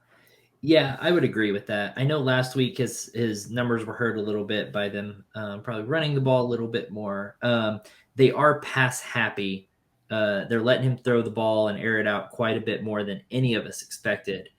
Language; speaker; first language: English; native; English